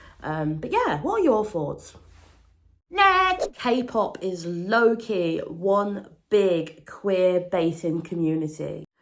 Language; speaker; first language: English; native; English